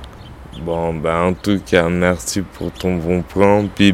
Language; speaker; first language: French; native; French